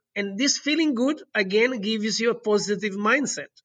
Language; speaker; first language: English; non-native, fluent; Italian